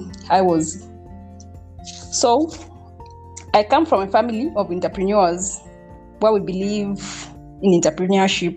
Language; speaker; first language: English; non-native, local second language; Bemba